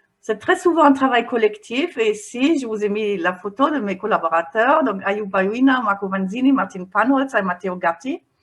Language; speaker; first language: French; non-native, fluent; German